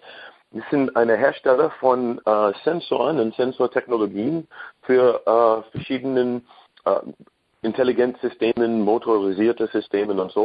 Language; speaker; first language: German; non-native, learner; English